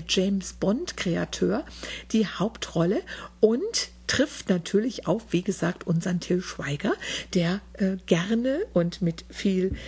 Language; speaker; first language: German; native; German